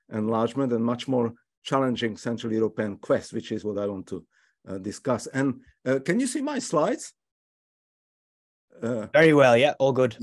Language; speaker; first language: English; non-native, fluent; Slovak